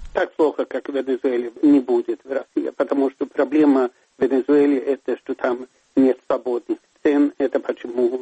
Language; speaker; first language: Russian; non-native, fluent; Swedish